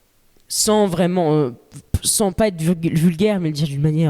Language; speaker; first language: French; native; French